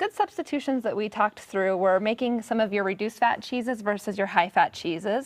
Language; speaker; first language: English; native; English